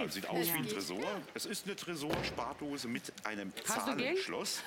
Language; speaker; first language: German; native; German